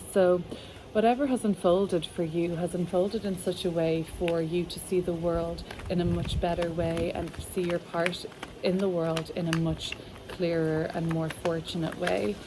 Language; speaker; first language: English; native; English